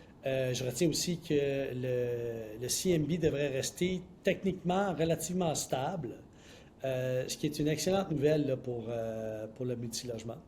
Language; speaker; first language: French; native; French